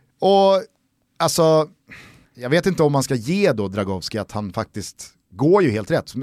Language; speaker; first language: Swedish; native; Swedish